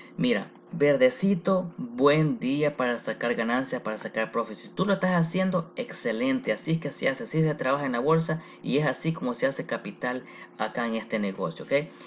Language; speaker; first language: Spanish; early bilingual, heritage; Spanish